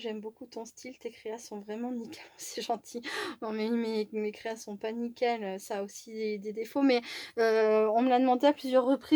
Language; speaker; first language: French; native; French